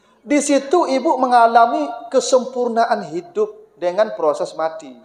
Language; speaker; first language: Malay; non-native, local second language; Minangkabau